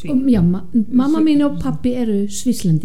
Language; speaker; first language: Icelandic; non-native, fluent; German